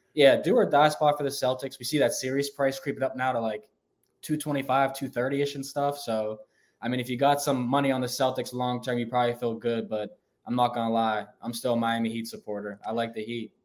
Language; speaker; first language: English; native; English